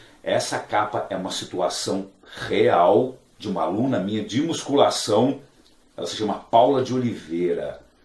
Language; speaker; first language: Portuguese; native; Portuguese